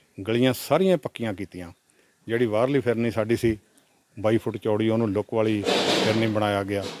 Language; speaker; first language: Punjabi; native; Punjabi